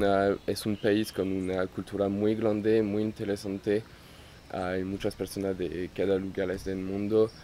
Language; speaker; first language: Spanish; non-native, learner; French